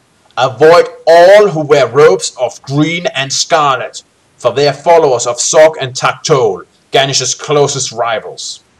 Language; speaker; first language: English; native; English